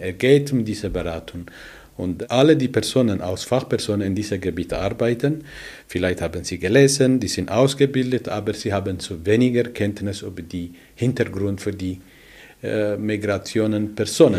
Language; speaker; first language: German; non-native, learner; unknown